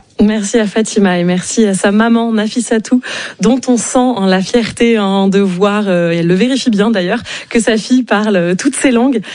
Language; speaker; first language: French; native; French